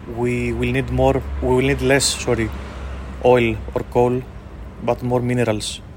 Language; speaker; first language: English; non-native, fluent; Greek